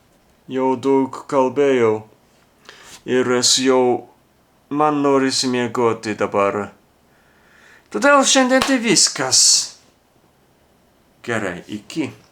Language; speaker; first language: Lithuanian; non-native, fluent; Japanese